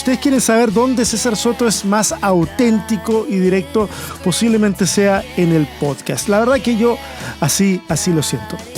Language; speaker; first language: Spanish; native; Spanish